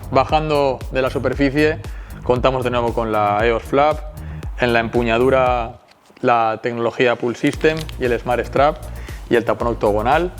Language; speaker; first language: Spanish; native; Spanish